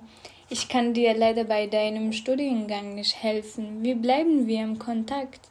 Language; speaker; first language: German; non-native, fluent; Arabic